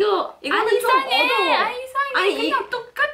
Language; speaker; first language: Korean; non-native, learner; Malay